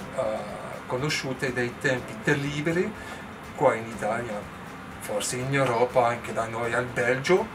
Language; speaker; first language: Italian; non-native, learner; French